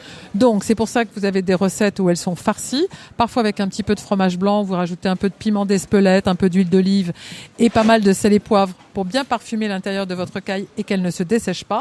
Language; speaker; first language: French; native; French